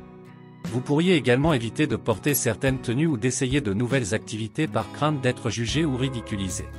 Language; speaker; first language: French; native; French